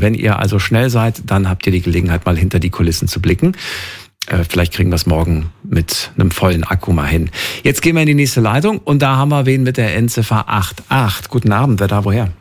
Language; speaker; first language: German; native; German